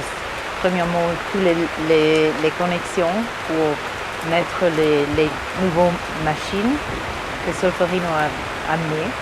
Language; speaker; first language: French; early bilingual, heritage; English